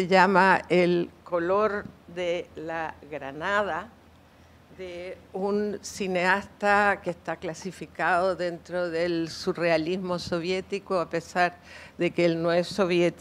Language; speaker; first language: Spanish; native; Spanish